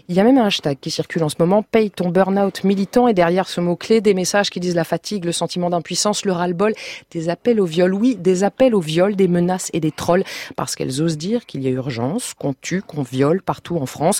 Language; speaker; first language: French; native; French